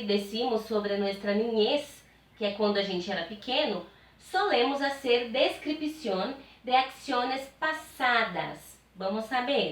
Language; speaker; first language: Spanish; non-native, fluent; Portuguese